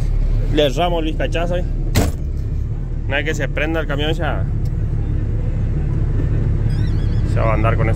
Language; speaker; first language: Spanish; native; Spanish